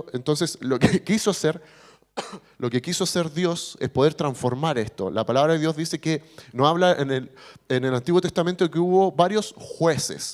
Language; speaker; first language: Spanish; native; Spanish